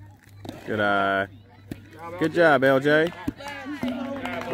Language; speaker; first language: English; native; English